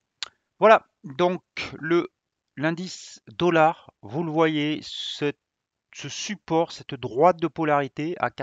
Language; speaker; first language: French; native; French